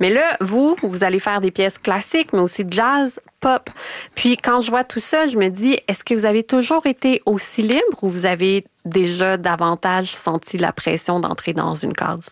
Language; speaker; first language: French; native; French